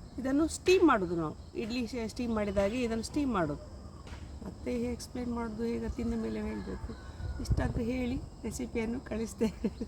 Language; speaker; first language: Kannada; non-native, local second language; Tulu